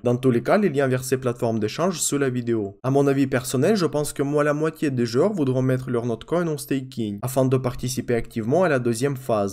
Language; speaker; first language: French; non-native, fluent; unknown